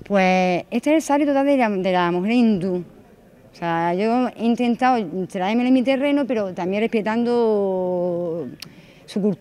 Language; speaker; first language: Spanish; native; Spanish